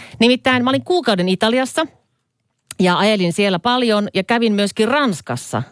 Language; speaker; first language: Finnish; native; Finnish